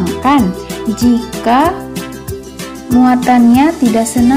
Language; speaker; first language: Indonesian; native; Indonesian